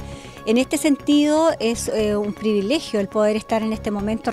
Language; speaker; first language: Spanish; native; Spanish